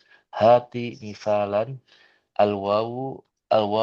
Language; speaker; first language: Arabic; non-native, learner; Indonesian